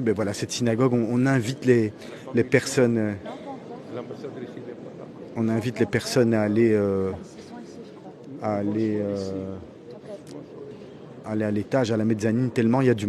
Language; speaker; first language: French; native; French